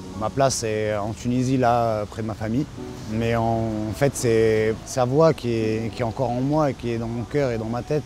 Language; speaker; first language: French; non-native, local second language; Arabic